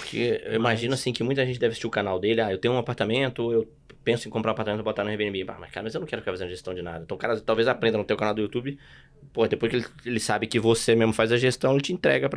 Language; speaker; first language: Portuguese; native; Portuguese